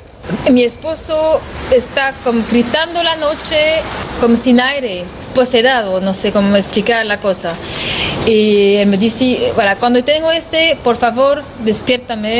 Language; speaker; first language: Spanish; non-native, learner; French